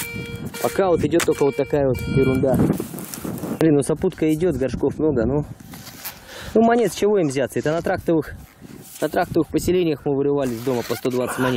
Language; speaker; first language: Russian; native; Russian